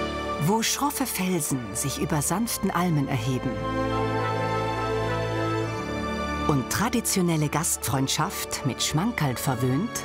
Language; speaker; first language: German; native; German